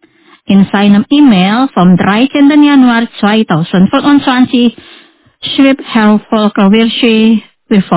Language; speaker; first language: German; non-native, fluent; Indonesian